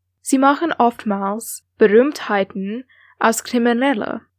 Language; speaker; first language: German; non-native, learner; English